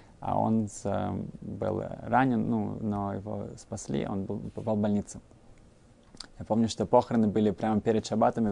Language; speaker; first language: Russian; early bilingual, heritage; Russian